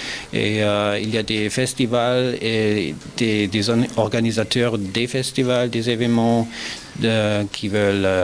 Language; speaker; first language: French; non-native, learner; German